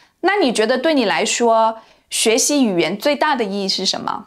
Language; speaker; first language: Chinese; native; Chinese